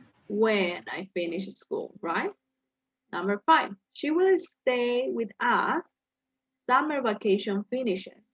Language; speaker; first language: English; non-native, fluent; Spanish